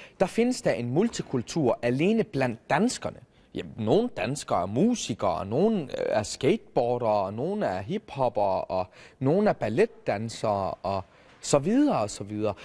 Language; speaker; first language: Danish; early bilingual, other home language; Arabic